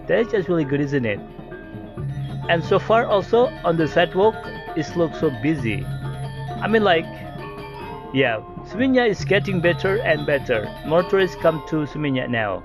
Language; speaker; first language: English; non-native, learner; Indonesian